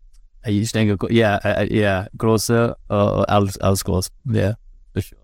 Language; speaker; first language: German; non-native, learner; English